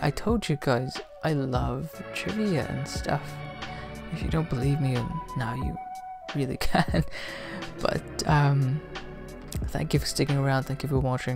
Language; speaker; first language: English; early bilingual, other home language; Spanish